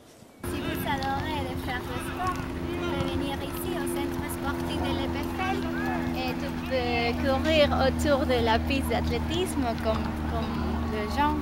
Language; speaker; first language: French; non-native, learner; Spanish